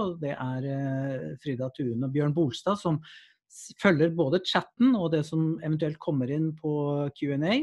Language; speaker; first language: Norwegian; native; Norwegian